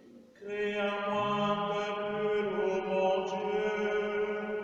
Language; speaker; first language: French; native; French